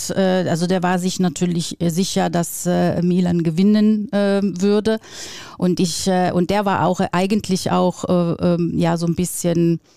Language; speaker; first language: German; non-native, fluent; Italian